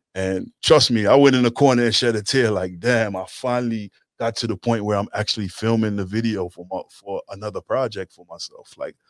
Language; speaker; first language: English; native; English